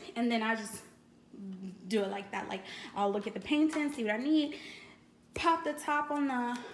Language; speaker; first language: English; native; English